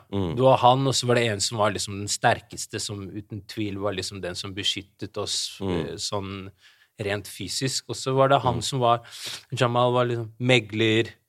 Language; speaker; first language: Norwegian; early bilingual, other home language; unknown